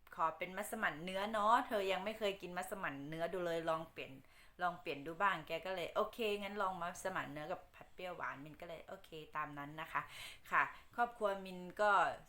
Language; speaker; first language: Thai; native; Thai